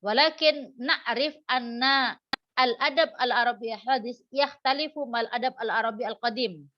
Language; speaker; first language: Arabic; non-native, fluent; Indonesian